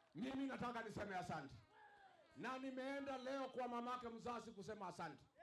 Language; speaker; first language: Swahili; non-native, local second language; Kikuyu